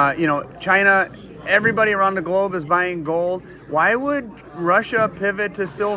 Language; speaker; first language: English; native; English